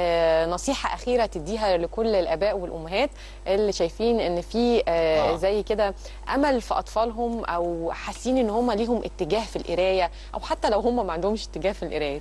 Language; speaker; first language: Arabic; native; Arabic